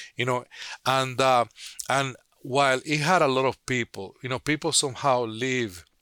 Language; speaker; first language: English; non-native, fluent; Spanish